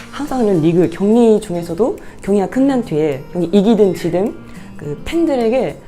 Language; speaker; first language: Korean; non-native, fluent; Japanese